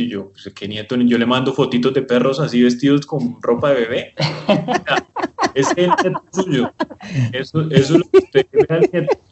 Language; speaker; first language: Spanish; native; Spanish